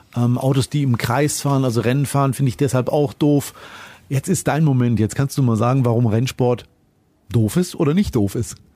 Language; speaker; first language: German; native; German